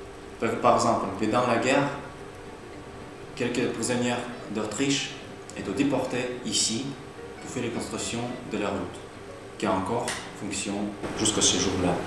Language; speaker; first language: French; non-native, fluent; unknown